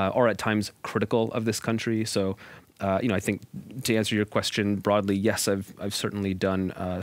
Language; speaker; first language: English; native; English